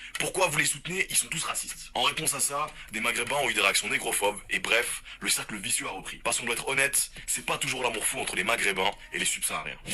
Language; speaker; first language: French; native; French